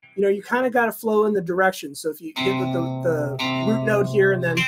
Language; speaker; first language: English; native; English